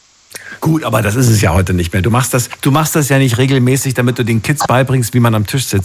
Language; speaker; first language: German; native; German